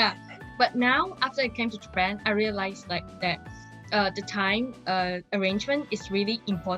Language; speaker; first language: English; non-native, local second language; Chinese